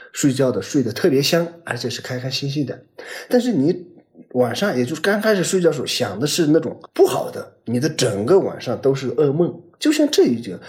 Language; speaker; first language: Chinese; native; Chinese